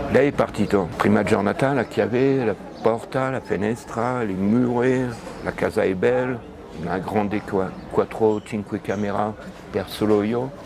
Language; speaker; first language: Italian; non-native, learner; French